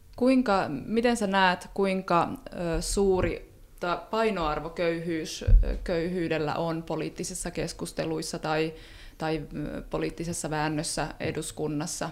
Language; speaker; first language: Finnish; native; Finnish